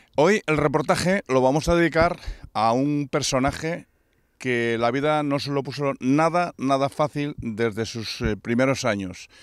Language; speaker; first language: Spanish; native; Spanish